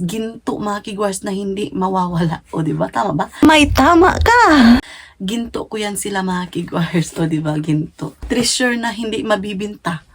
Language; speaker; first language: Filipino; non-native, local second language; Cebuano